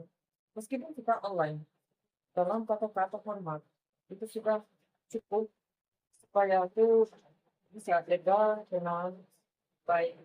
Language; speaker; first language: Indonesian; non-native, learner; Russian